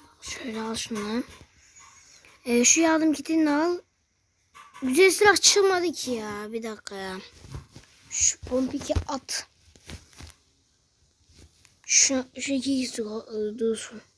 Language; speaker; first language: Turkish; native; Turkish